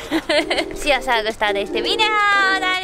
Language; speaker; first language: Spanish; non-native, learner; Japanese